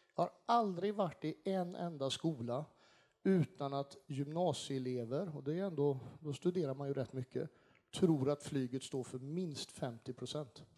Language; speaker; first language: Swedish; native; Swedish